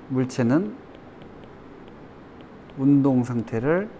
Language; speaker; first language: Korean; native; Korean